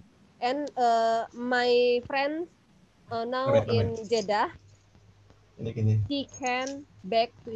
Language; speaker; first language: English; non-native, learner; Indonesian